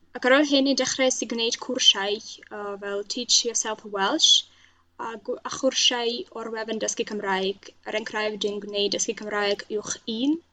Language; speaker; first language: Welsh; non-native, fluent; Russian